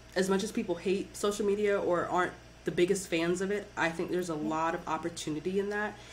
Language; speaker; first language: English; native; English